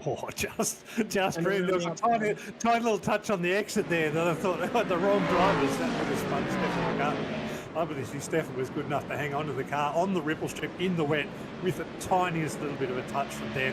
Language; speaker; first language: English; native; English